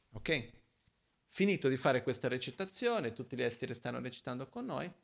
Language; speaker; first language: Italian; non-native, fluent; Portuguese